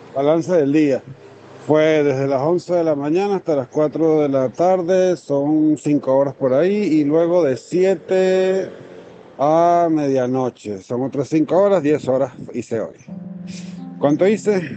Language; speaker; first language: Spanish; native; Spanish